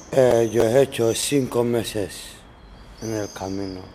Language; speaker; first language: Spanish; non-native, learner; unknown